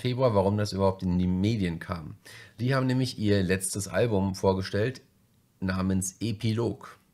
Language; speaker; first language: German; native; German